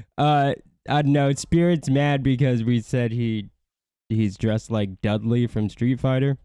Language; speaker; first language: English; native; English